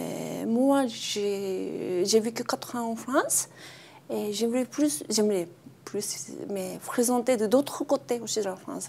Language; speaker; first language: French; non-native, fluent; Japanese